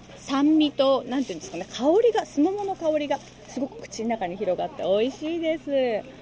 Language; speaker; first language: Japanese; native; Japanese